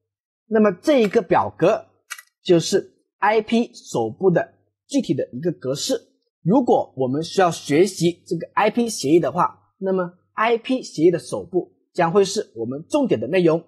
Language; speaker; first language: Chinese; native; Chinese